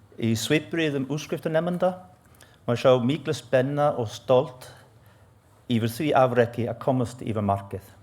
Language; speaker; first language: Icelandic; non-native, fluent; English